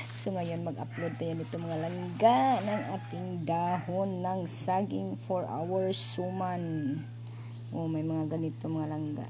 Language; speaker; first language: Filipino; non-native, local second language; Cebuano